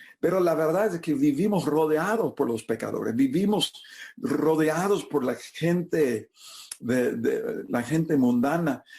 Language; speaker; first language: Spanish; non-native, fluent; English